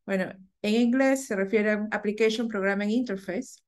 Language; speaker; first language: Spanish; native; Spanish